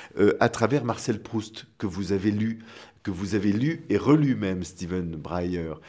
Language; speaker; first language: French; native; French